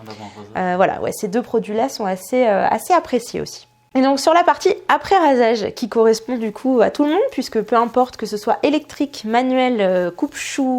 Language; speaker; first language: French; native; French